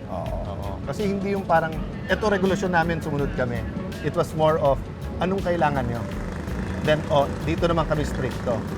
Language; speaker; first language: Filipino; native; Filipino